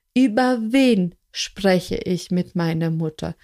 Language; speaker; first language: German; non-native, fluent; Ukrainian